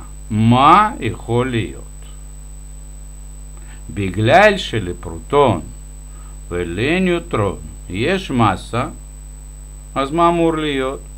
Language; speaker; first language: Hebrew; non-native, fluent; Russian